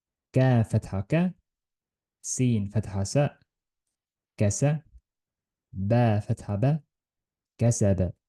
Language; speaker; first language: Arabic; non-native, learner; Estonian